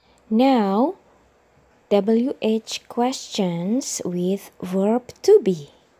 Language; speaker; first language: English; non-native, fluent; Indonesian